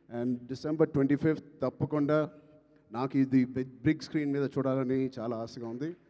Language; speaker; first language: Telugu; native; Telugu